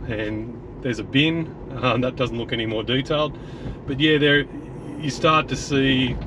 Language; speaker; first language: English; native; English